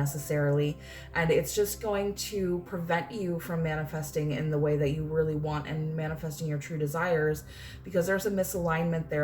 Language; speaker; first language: English; native; English